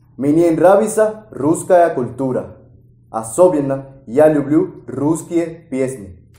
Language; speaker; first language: Russian; non-native, fluent; Spanish